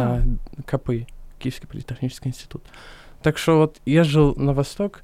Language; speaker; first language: Russian; non-native, fluent; Arabic